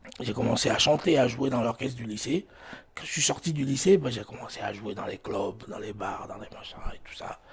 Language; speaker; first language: French; non-native, local second language; Fon